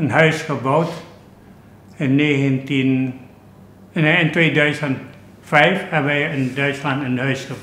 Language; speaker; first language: Dutch; early bilingual, other home language; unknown